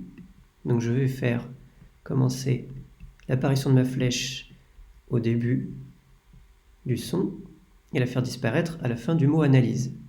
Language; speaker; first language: French; native; French